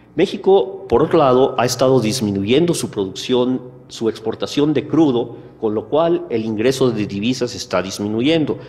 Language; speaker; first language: Spanish; native; Spanish